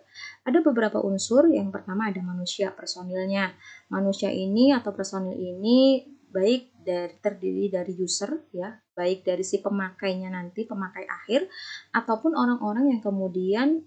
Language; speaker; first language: Indonesian; native; Indonesian